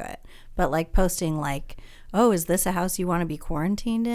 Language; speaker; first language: English; native; English